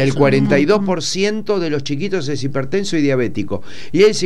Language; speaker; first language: Spanish; native; Spanish